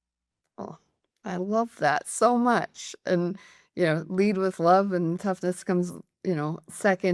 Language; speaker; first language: English; native; English